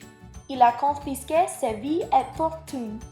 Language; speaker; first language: French; non-native, learner; English